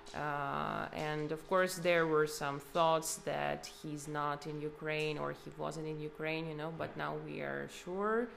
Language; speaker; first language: English; non-native, fluent; Ukrainian